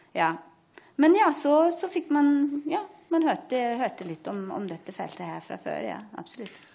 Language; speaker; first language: Norwegian; non-native, fluent; German